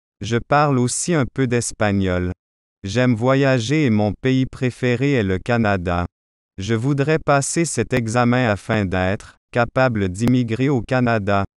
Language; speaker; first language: French; non-native, fluent; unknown